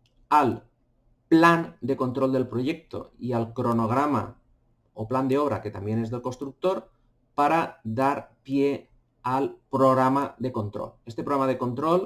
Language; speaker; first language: Spanish; native; Spanish